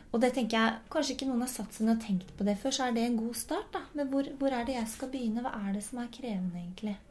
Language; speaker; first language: Norwegian; native; Norwegian